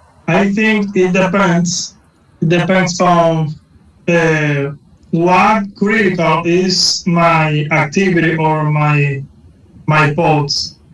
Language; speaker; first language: English; non-native, learner; Spanish